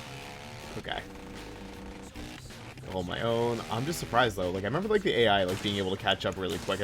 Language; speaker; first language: English; native; English